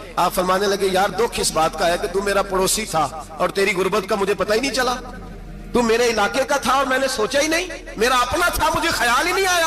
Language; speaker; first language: Hindi; non-native, local second language; Punjabi